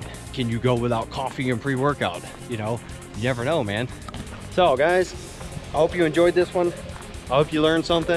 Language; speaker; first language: English; native; English